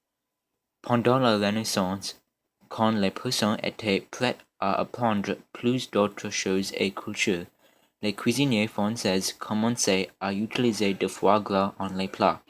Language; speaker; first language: French; non-native, learner; English